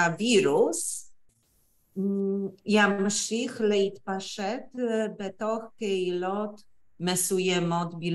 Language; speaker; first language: Hebrew; non-native, fluent; Polish